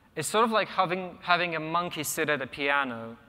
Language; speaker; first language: English; non-native, fluent; Polish